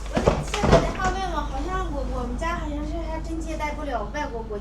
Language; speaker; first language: Chinese; native; Chinese